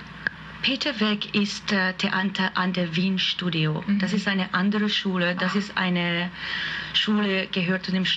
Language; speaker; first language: German; non-native, fluent; Hungarian